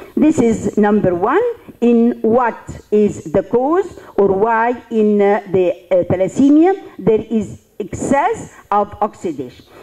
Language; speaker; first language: English; non-native, fluent; Arabic